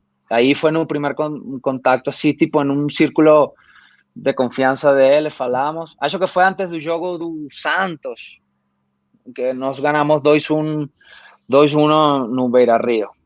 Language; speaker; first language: Portuguese; non-native, fluent; Spanish